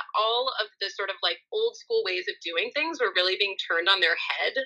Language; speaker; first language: English; native; English